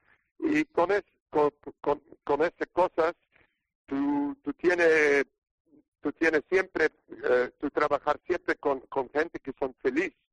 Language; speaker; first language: Spanish; non-native, learner; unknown